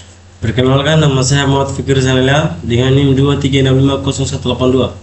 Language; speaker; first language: Indonesian; native; Indonesian